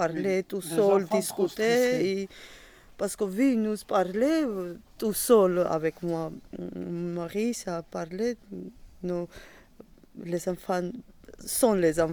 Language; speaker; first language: French; non-native, learner; Georgian